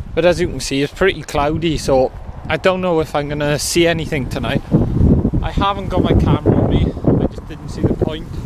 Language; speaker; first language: English; native; English